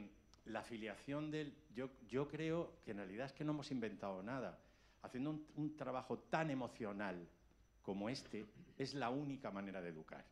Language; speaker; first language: Spanish; native; Spanish